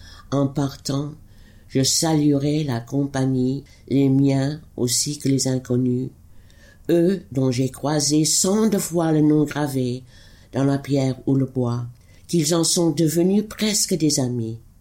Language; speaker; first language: French; non-native, fluent; English